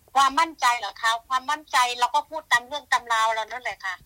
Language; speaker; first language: Thai; native; Thai